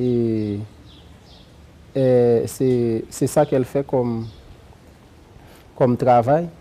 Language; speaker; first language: French; non-native, local second language; Haitian Creole